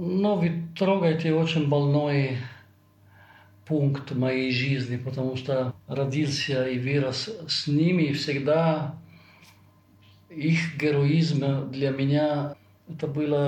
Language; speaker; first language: Russian; non-native, fluent; Italian